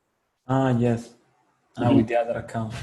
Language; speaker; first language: English; non-native, fluent; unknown